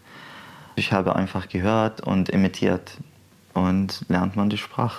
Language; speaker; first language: German; non-native, fluent; Arabic